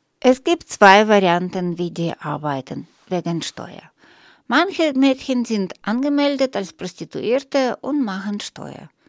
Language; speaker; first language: German; non-native, learner; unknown